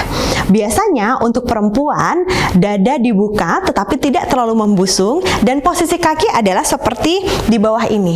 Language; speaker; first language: Indonesian; native; Indonesian